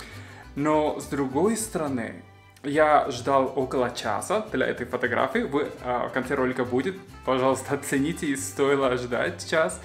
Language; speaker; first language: Russian; non-native, fluent; Spanish